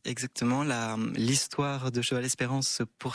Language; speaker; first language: French; native; French